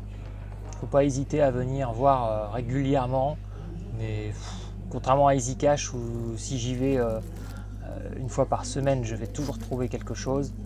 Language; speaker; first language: French; native; French